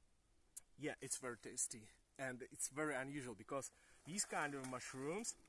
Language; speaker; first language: English; non-native, learner; Ukrainian